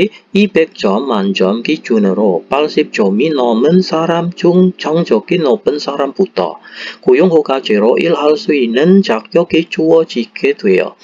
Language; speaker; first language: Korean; non-native, fluent; Indonesian